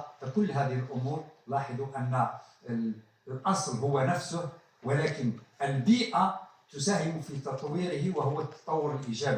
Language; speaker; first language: Arabic; native; Arabic